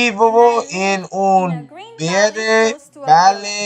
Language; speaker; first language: Spanish; non-native, learner; English